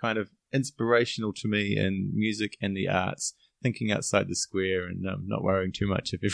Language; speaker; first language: English; native; English